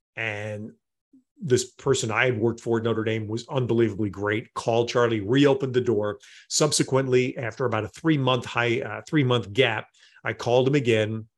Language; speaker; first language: English; native; English